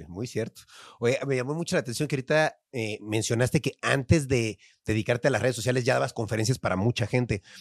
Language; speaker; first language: Spanish; native; Spanish